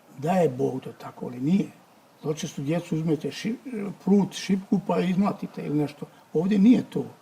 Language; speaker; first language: Bosnian; native; Bosnian